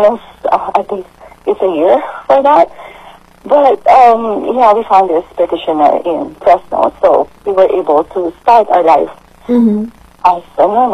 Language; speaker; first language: English; non-native, local second language; Filipino